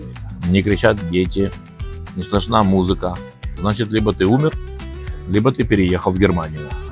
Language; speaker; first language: Russian; native; Russian